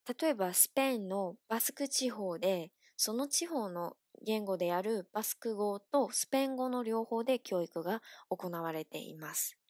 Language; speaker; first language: Japanese; non-native, fluent; Chinese